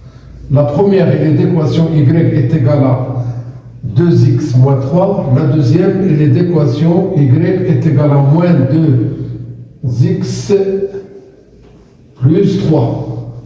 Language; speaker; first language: French; non-native, local second language; Arabic